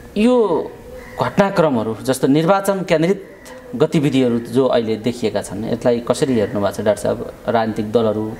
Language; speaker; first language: Nepali; native; Nepali